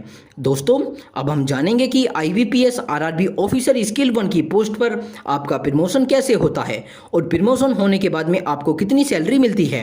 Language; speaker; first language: Hindi; native; Hindi